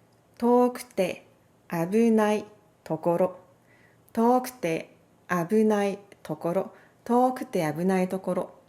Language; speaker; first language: Japanese; non-native, fluent; Korean